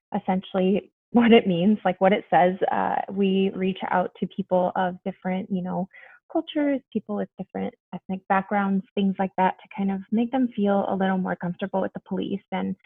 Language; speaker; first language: English; early bilingual, other home language; Spanish